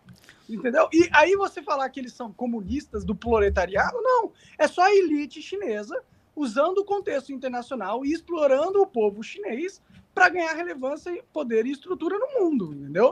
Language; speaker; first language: Portuguese; native; Portuguese